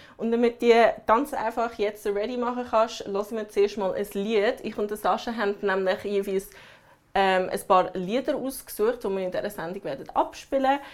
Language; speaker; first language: German; early bilingual, other home language; English